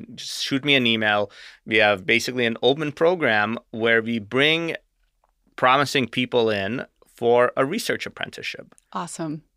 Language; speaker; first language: English; native; English